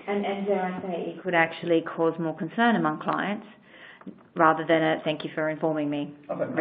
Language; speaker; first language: English; native; English